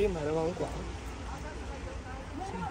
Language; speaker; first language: Italian; early bilingual, other home language; Filipino